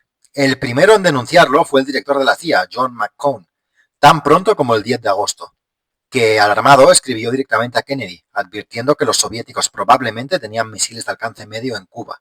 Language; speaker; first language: Spanish; native; Spanish